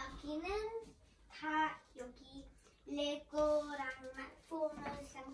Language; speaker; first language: Korean; early bilingual, heritage; Korean